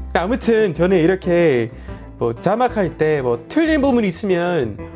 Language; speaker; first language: Korean; non-native, fluent; English